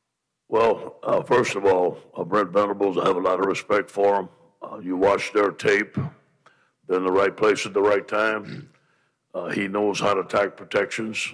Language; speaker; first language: English; native; English